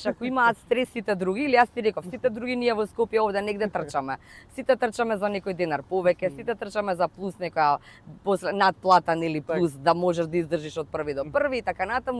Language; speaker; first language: Macedonian; native; Macedonian